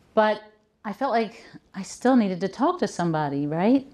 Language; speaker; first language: English; native; English